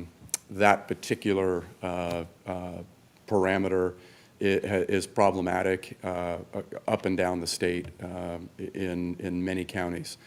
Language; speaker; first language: English; native; English